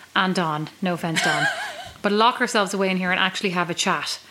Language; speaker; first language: English; native; English